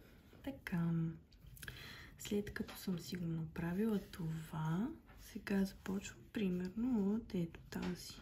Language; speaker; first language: Bulgarian; native; Bulgarian